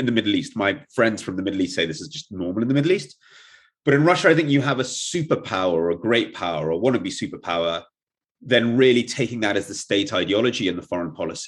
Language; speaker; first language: English; non-native, local second language; Russian